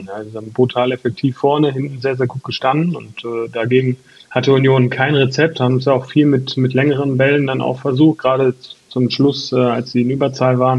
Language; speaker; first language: German; native; German